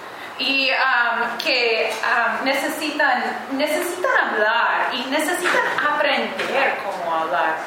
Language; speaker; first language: Spanish; non-native, fluent; English